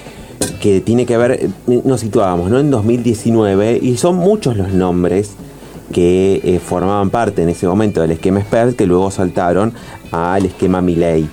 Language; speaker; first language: Spanish; native; Spanish